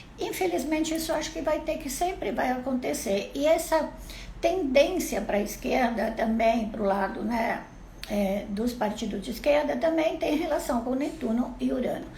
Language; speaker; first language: Portuguese; non-native, fluent; Italian